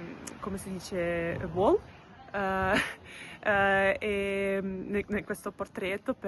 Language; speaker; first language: Italian; non-native, learner; Russian